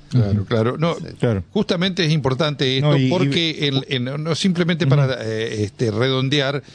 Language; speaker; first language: Spanish; native; Spanish